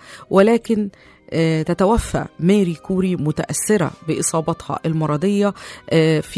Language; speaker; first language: Arabic; native; Arabic